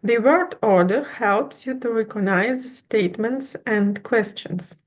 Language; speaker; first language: English; non-native, learner; Ukrainian